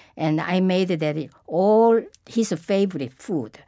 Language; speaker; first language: English; non-native, fluent; Korean